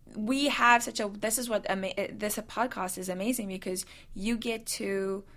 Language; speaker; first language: English; native; English